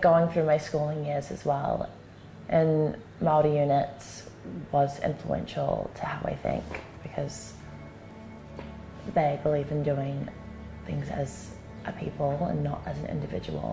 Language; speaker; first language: English; native; English